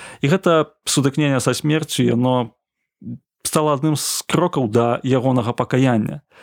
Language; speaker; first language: Belarusian; native; Belarusian